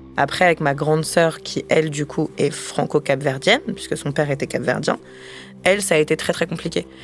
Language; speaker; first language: French; native; French